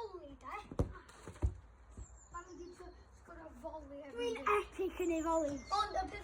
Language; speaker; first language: Welsh; native; Welsh